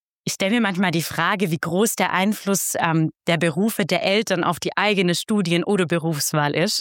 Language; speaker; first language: German; native; German